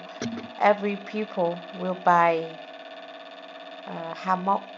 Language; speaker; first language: English; non-native, learner; Vietnamese